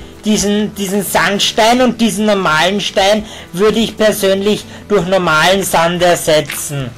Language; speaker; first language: German; native; German